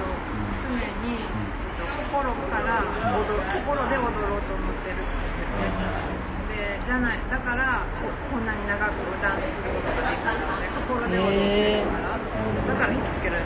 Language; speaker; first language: Japanese; native; Japanese